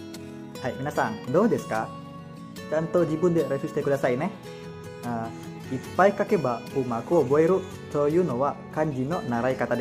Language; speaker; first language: Japanese; non-native, learner; Indonesian